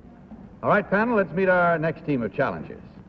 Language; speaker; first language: English; native; English